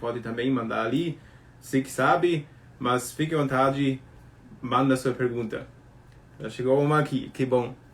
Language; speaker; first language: Portuguese; non-native, fluent; German